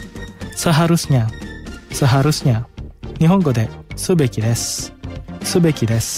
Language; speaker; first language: Japanese; non-native, fluent; Indonesian